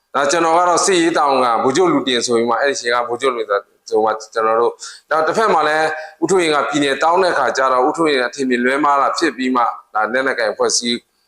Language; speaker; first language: Burmese; non-native, local second language; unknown